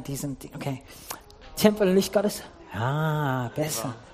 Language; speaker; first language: German; non-native, fluent; English